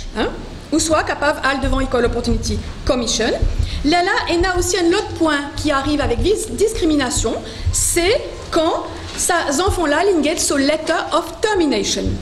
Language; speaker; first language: French; non-native, local second language; Morisyen